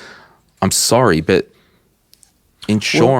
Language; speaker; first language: English; native; English